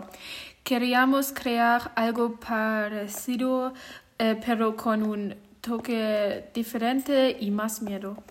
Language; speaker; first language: Spanish; non-native, learner; German